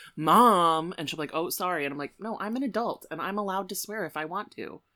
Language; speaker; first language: English; native; English